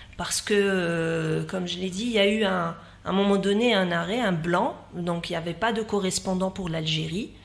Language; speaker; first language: French; non-native, local second language; Arabic